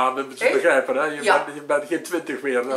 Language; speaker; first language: Dutch; native; Dutch